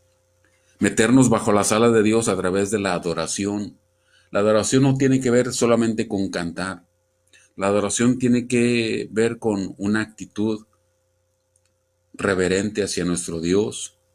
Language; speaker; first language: Spanish; native; Spanish